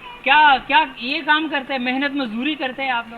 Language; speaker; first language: Hindi; non-native, local second language; Pashto